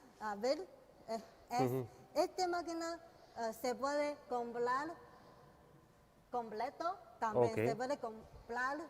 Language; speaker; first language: Spanish; non-native, learner; Chinese